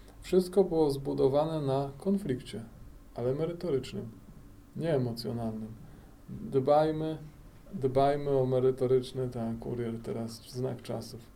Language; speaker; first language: Polish; native; Polish